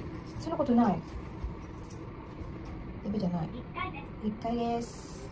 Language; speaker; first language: Japanese; non-native, learner; Filipino